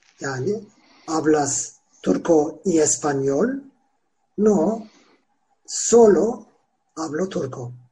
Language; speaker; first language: Spanish; non-native, fluent; Turkish